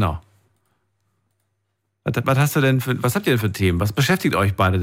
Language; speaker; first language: German; native; German